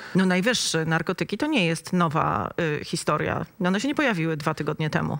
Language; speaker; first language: Polish; native; Polish